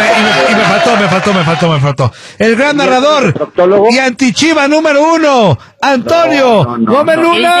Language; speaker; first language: Spanish; native; Spanish